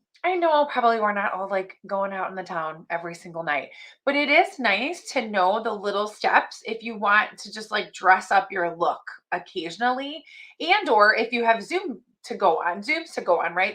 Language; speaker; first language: English; native; English